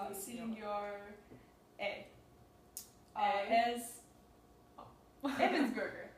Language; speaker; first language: Spanish; non-native, learner; English